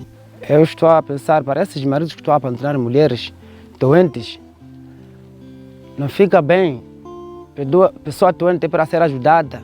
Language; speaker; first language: Portuguese; non-native, local second language; Makhuwa